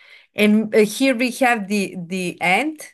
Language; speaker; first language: English; non-native, fluent; Serbian